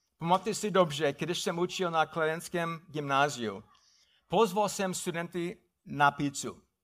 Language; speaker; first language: Czech; non-native, fluent; English